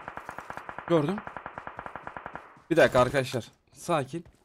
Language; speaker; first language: Turkish; native; Turkish